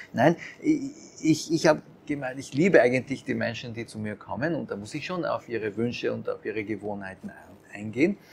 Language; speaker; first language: German; early bilingual, other home language; Japanese